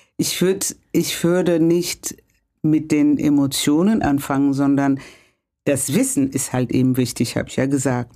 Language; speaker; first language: German; non-native, fluent; Kinyarwanda